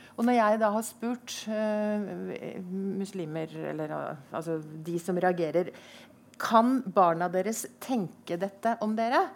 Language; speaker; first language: Norwegian; native; Norwegian